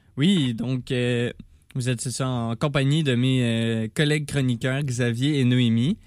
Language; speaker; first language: French; native; French